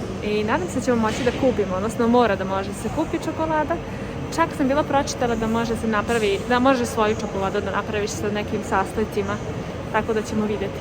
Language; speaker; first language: Serbian; native; Serbian